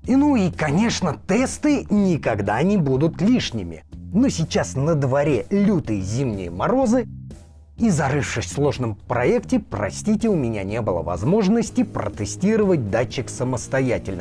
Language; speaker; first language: Russian; native; Russian